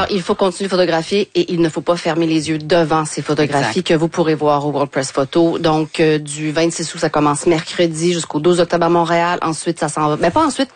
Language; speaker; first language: French; native; French